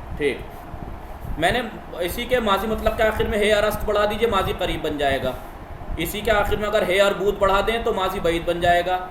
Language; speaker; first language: Urdu; native; Urdu